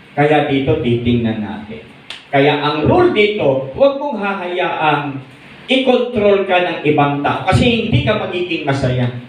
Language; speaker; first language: Filipino; non-native, local second language; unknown